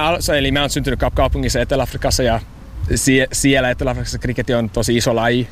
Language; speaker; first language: Finnish; non-native, learner; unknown